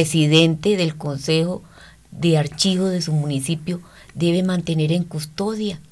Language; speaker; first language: Spanish; native; Spanish